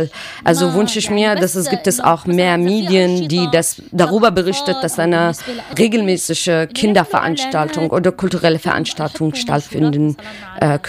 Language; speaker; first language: German; non-native, learner; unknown